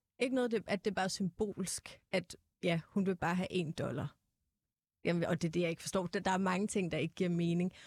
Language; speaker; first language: Danish; native; Danish